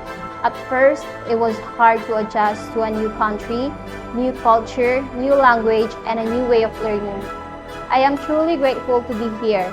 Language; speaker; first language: English; non-native, local second language; Filipino